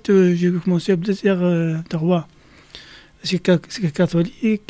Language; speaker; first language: French; non-native, learner; Arabic